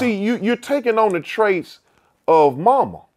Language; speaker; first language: English; native; English